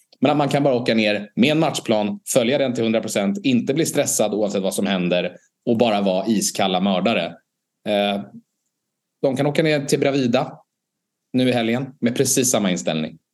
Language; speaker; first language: Swedish; native; Swedish